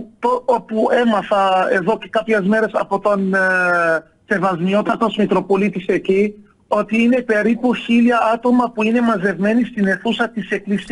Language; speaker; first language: Greek; non-native, fluent; Arabic